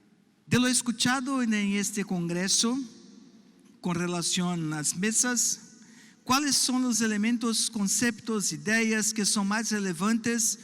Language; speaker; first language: Spanish; non-native, learner; Portuguese